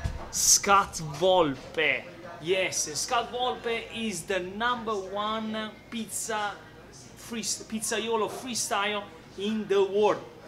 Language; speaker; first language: English; non-native, fluent; Italian